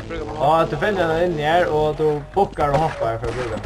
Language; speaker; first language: Swedish; non-native, learner; Faroese